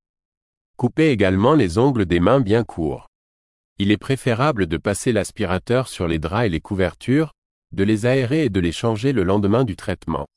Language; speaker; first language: French; native; French